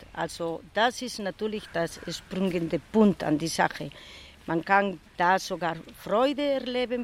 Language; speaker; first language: German; non-native, fluent; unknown